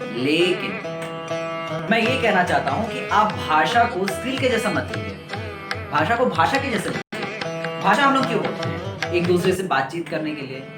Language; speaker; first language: Hindi; native; Hindi